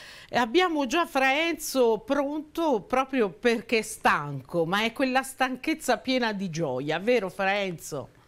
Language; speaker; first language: Italian; native; Italian